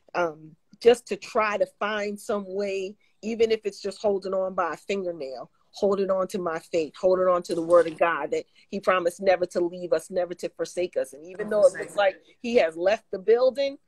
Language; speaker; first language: English; native; English